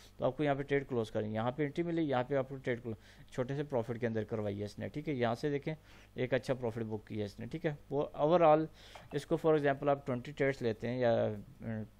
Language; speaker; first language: Urdu; non-native, local second language; Punjabi